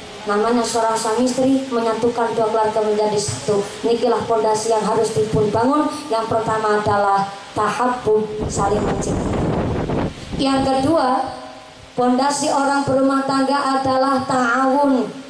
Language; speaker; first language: Indonesian; non-native, local second language; Javanese